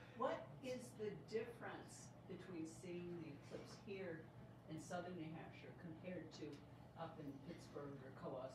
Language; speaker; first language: English; native; English